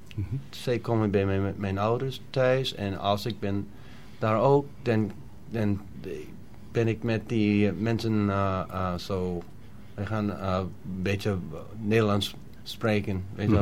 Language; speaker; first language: Dutch; early bilingual, heritage; Dutch